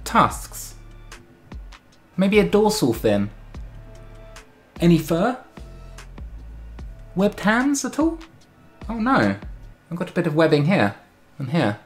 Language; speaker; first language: English; native; English